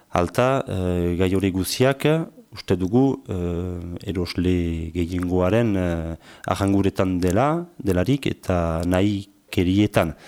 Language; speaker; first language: Basque; native; Basque